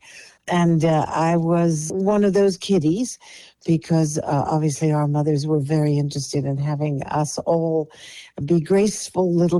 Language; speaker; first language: English; non-native, local second language; Polish